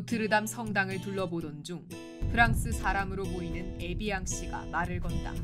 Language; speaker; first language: Korean; native; Korean